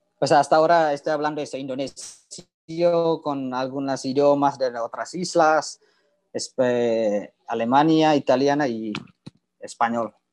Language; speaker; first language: Spanish; non-native, learner; Indonesian